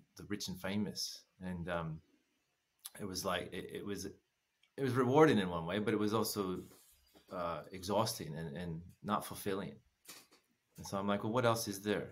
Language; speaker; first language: English; native; English